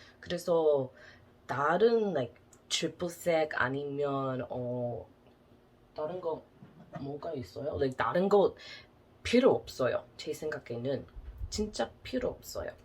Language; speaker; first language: Korean; non-native, learner; English